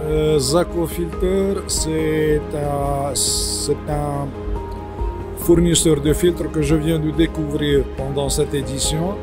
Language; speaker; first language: French; non-native, local second language; Arabic